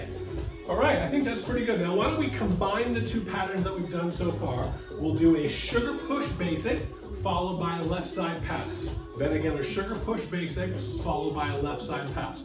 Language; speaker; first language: English; native; English